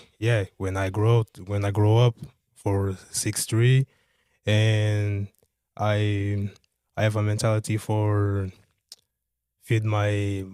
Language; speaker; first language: English; non-native, learner; Portuguese